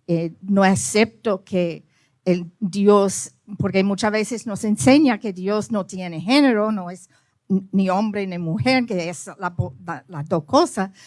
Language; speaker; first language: Spanish; early bilingual, heritage; Spanish